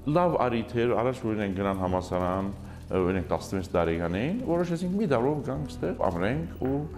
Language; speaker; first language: Armenian; early bilingual, heritage; Armenian